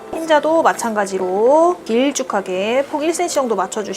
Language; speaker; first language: Korean; native; Korean